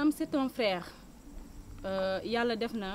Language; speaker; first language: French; non-native, local second language; Wolof